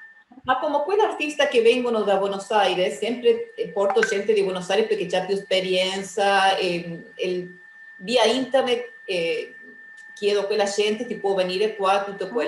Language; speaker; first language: Italian; early bilingual, heritage; Spanish